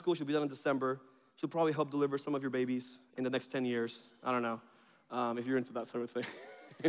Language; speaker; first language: English; early bilingual, other home language; Spanish